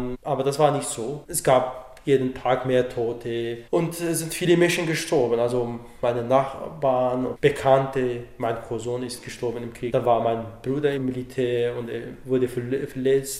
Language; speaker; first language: German; non-native, fluent; Arabic